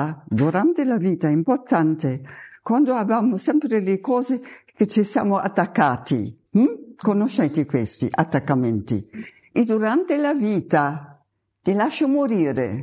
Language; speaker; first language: Italian; non-native, fluent; German